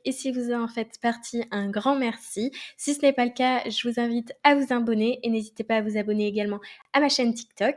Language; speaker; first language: French; native; French